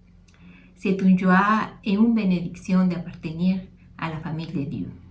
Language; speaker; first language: French; non-native, fluent; Spanish